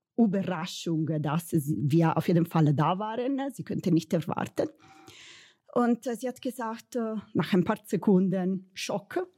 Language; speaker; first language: German; non-native, fluent; Italian